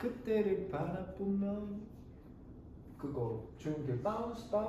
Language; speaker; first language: Korean; native; Korean